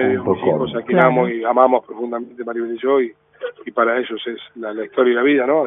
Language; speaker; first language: Spanish; native; Spanish